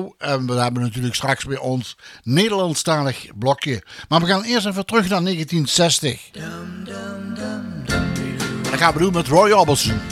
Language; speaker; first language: Dutch; native; Dutch